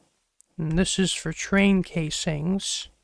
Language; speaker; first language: English; native; English